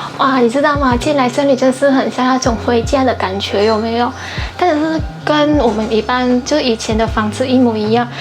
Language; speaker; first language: Chinese; non-native, fluent; Vietnamese